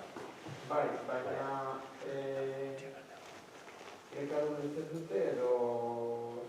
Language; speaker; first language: Basque; non-native, learner; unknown